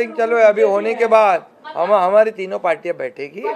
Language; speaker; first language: Hindi; non-native, local second language; Marathi